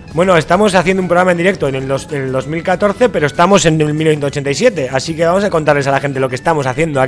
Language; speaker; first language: Spanish; native; Spanish